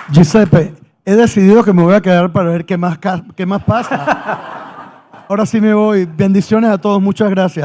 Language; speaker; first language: Spanish; native; Spanish